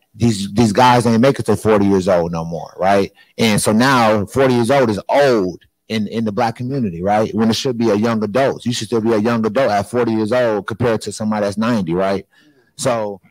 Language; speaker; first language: English; native; English